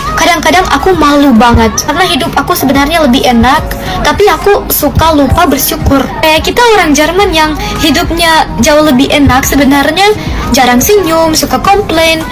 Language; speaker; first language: Indonesian; non-native, fluent; German